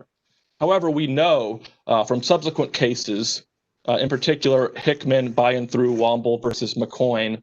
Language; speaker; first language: English; native; English